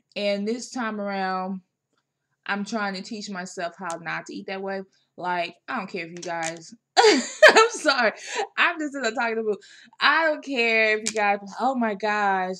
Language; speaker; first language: English; native; English